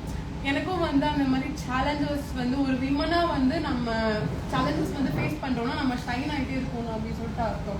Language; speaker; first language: Tamil; native; Tamil